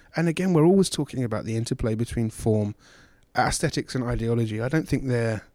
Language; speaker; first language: English; native; English